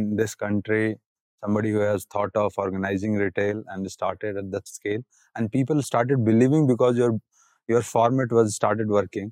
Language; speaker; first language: English; non-native, local second language; Bhojpuri